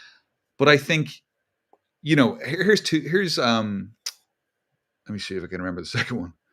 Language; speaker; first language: English; native; English